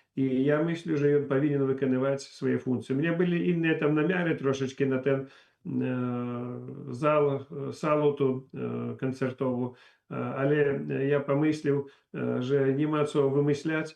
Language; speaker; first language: Polish; non-native, learner; Belarusian